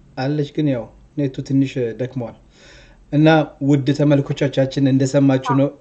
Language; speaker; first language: Amharic; early bilingual, heritage; Amharic